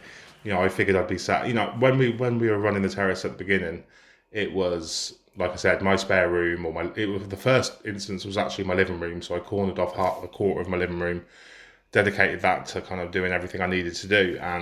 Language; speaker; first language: English; native; English